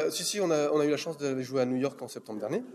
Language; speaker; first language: French; native; French